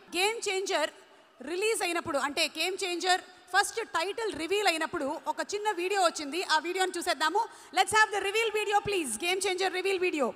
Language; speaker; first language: Telugu; native; Telugu